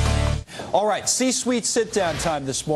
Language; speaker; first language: English; native; English